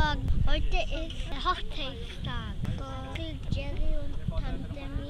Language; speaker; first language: German; early bilingual, other home language; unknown